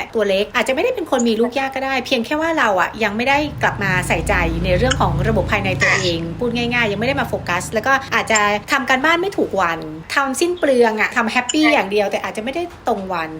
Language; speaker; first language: Thai; native; Thai